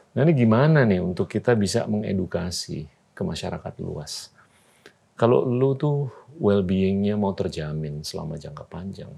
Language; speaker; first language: Indonesian; native; Indonesian